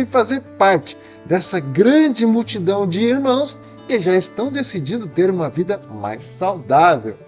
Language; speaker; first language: Portuguese; native; Portuguese